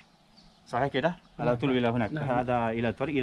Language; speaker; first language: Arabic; non-native, learner; Indonesian